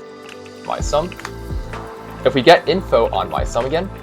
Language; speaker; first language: English; native; English